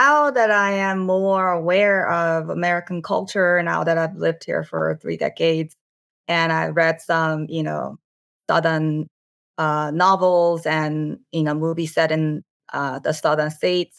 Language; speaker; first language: English; non-native, fluent; Korean